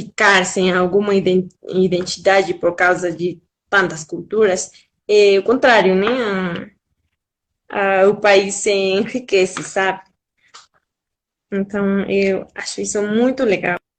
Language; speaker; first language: Portuguese; non-native, fluent; Spanish